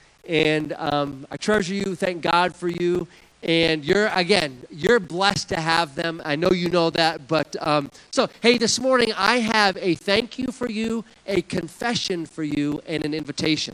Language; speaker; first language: English; native; English